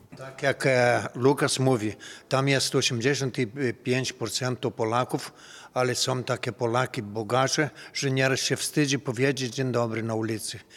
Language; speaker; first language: Polish; early bilingual, heritage; Polish